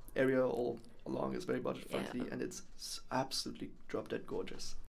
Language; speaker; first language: English; non-native, fluent; German